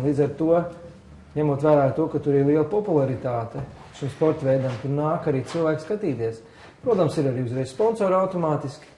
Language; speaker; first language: Latvian; native; Latvian